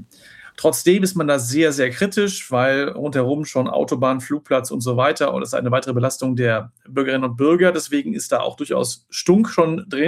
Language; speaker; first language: German; native; German